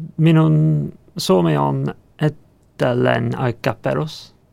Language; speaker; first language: Finnish; non-native, learner; English